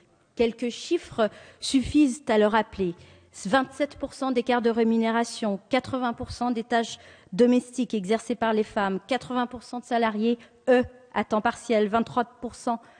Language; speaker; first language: French; native; French